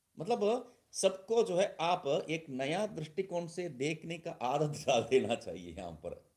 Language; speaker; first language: Hindi; non-native, local second language; Tamil